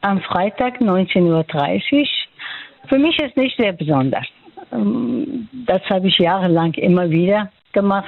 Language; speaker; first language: German; non-native, fluent; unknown